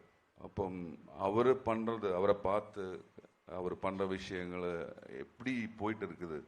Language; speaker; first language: Tamil; non-native, learner; Malayalam